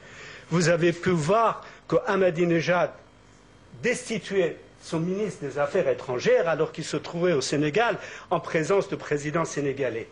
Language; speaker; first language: French; native; French